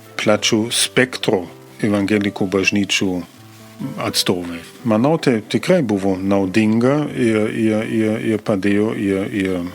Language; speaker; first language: Lithuanian; non-native, fluent; German